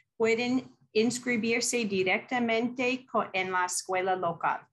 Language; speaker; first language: Spanish; non-native, fluent; English